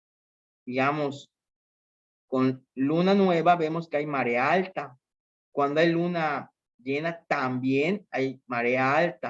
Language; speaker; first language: Spanish; native; Spanish